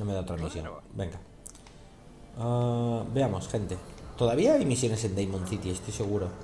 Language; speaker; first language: Spanish; native; Spanish